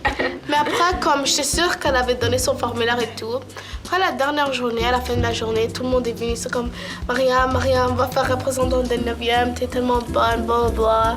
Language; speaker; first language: French; early bilingual, other home language; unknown